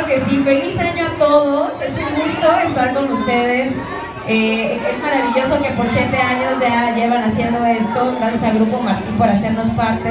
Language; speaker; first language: Spanish; native; Spanish